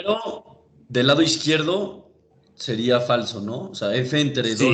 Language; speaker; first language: Spanish; native; Spanish